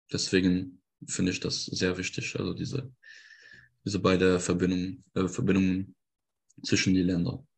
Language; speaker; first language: German; non-native, fluent; French